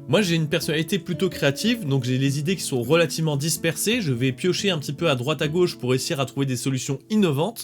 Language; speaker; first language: French; native; French